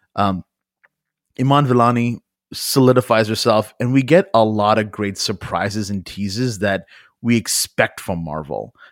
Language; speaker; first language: English; early bilingual, other home language; Urdu